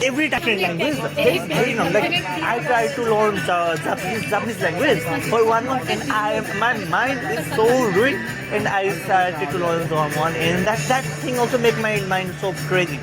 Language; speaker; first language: English; non-native, learner; Nepali